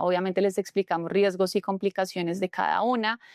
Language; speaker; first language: Spanish; native; Spanish